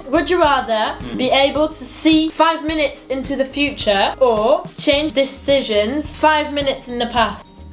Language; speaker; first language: English; early bilingual, other home language; French